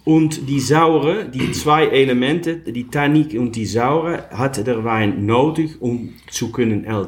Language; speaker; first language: German; non-native, learner; Dutch